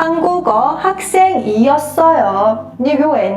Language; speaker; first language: Korean; non-native, fluent; Mongolian